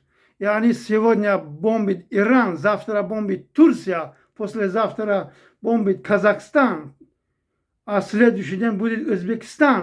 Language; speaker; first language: Russian; non-native, fluent; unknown